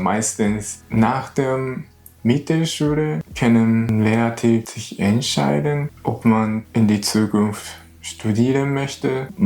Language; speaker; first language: German; non-native, learner; Japanese